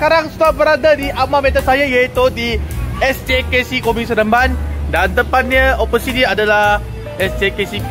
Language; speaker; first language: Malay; non-native, local second language; Chinese